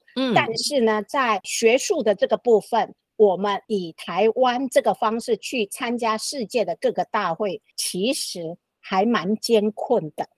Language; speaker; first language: Chinese; native; Chinese